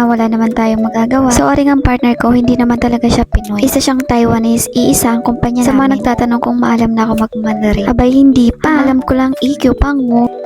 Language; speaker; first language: Filipino; native; Filipino